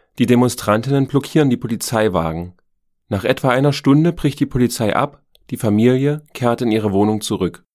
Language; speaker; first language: German; native; German